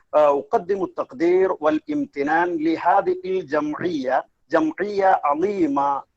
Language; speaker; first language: Arabic; non-native, fluent; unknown